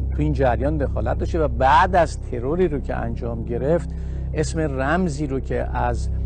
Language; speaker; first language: Persian; native; Persian